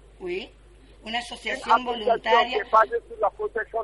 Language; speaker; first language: French; non-native, fluent; Spanish